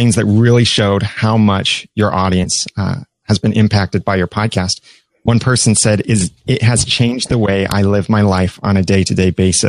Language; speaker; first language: English; native; English